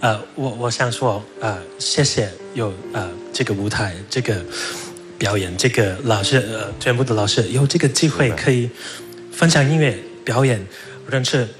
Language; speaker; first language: Chinese; non-native, learner; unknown